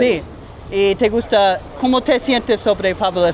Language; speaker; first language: Spanish; non-native, learner; English